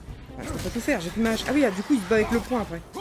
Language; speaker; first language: French; native; French